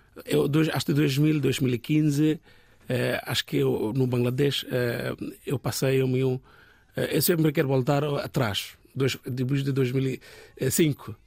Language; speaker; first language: Portuguese; non-native, learner; Bangla